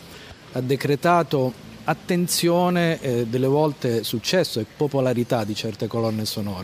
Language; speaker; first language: Italian; native; Italian